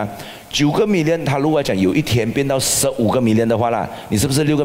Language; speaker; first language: Chinese; native; Chinese